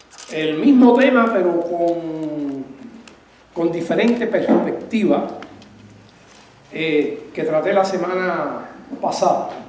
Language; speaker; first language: Spanish; native; Spanish